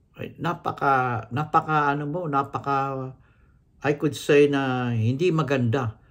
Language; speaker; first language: English; non-native, local second language; Filipino